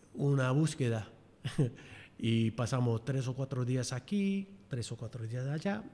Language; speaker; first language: Spanish; non-native, fluent; English